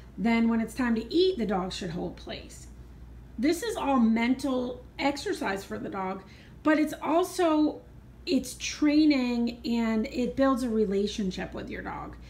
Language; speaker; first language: English; native; English